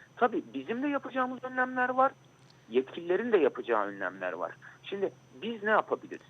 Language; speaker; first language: Turkish; native; Turkish